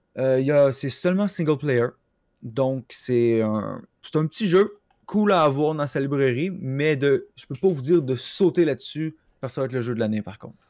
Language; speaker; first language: French; native; French